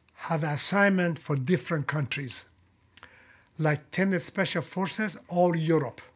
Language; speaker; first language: English; non-native, fluent; Persian